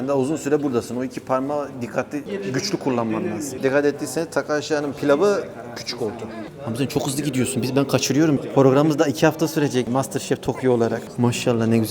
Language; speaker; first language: Turkish; native; Turkish